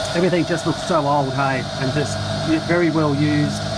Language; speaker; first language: English; native; English